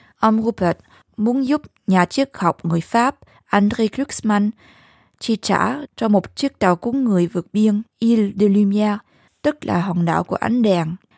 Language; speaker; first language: Vietnamese; early bilingual, heritage; Vietnamese